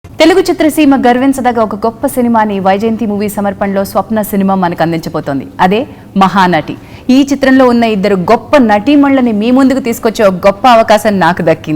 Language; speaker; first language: Telugu; native; Telugu